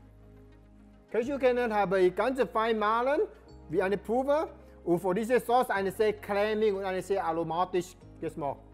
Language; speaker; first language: German; non-native, learner; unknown